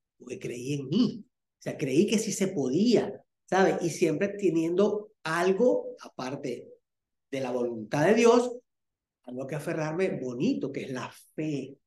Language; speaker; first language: Spanish; native; Spanish